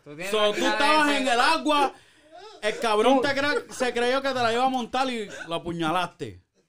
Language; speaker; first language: Spanish; early bilingual, heritage; Spanish